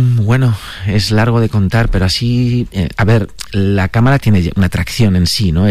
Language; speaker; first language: Spanish; native; Spanish